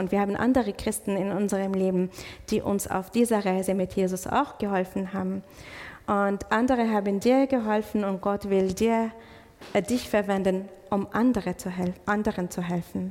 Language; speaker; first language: German; non-native, fluent; English